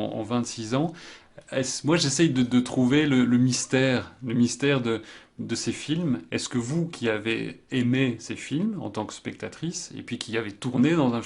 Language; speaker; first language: French; native; French